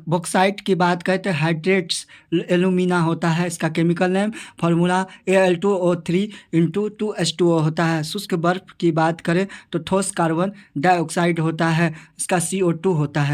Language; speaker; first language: Hindi; native; Hindi